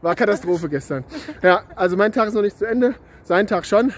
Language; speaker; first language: German; native; German